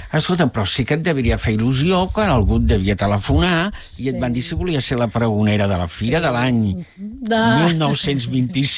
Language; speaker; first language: Catalan; native; Catalan